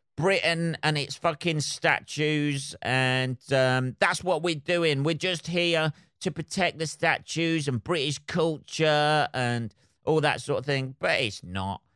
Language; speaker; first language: English; native; English